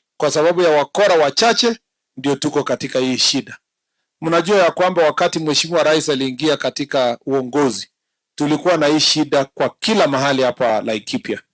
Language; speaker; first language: Swahili; non-native, local second language; Kalenjin